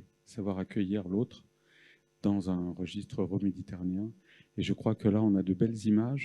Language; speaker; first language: French; native; French